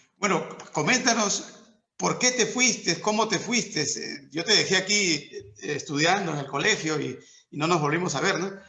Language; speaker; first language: Spanish; native; Spanish